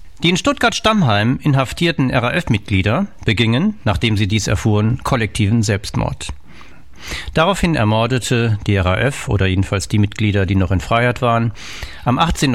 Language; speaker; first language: German; native; German